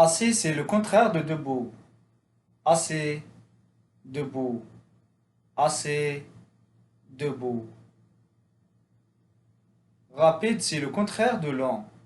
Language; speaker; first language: French; non-native, fluent; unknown